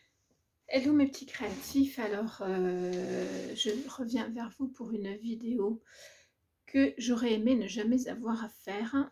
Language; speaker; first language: French; native; French